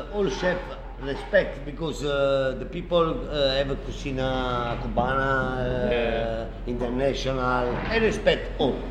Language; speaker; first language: English; non-native, learner; Italian